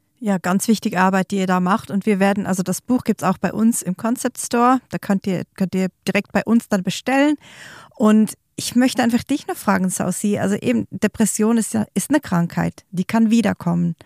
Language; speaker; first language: German; native; German